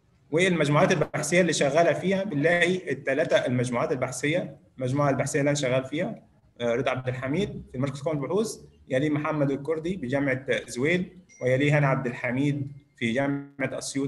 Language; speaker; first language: Arabic; native; Arabic